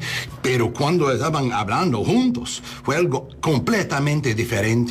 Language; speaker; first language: Spanish; non-native, learner; English